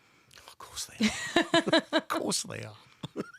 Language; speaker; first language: English; native; English